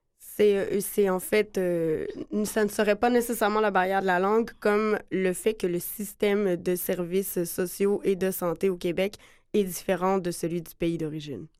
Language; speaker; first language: French; native; French